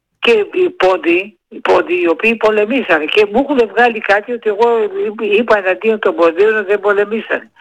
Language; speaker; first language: Greek; native; Greek